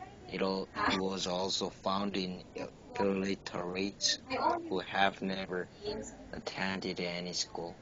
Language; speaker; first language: English; non-native, learner; Korean